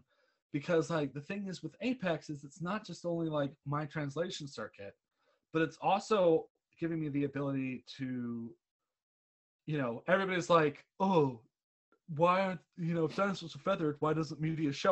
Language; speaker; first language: English; native; English